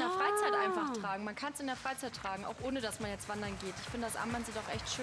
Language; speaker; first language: German; native; German